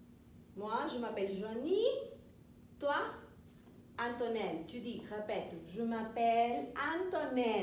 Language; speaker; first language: French; non-native, fluent; Spanish